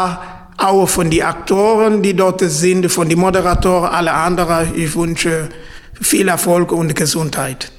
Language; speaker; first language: German; non-native, fluent; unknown